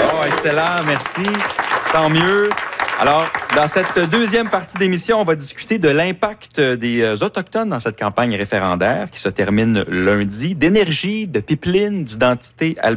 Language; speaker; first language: French; native; French